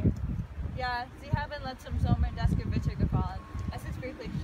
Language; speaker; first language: German; non-native, learner; English